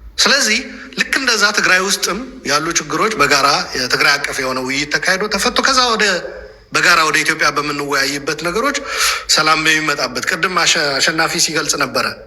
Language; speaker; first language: Amharic; non-native, local second language; Tigrinya